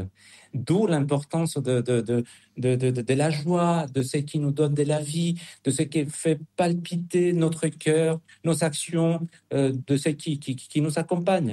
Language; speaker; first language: French; non-native, fluent; Spanish